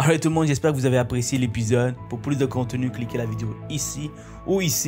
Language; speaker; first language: French; native; French